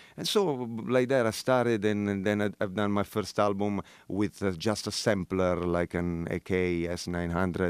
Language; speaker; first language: English; non-native, fluent; Italian